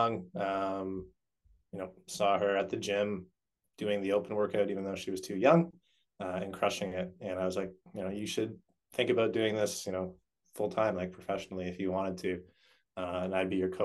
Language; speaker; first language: English; native; English